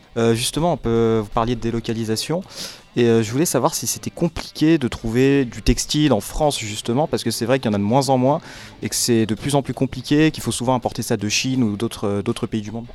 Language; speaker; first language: French; non-native, fluent; German